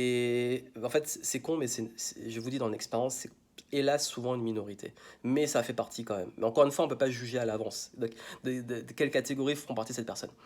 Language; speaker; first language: French; native; French